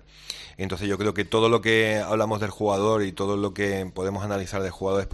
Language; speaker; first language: Spanish; native; Spanish